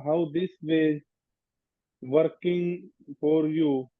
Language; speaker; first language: English; non-native, learner; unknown